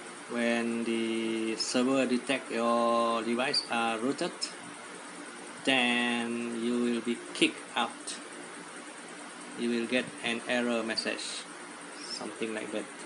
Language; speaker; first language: English; non-native, local second language; Malay